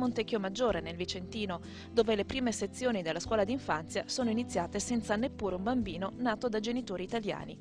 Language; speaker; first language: Italian; native; Italian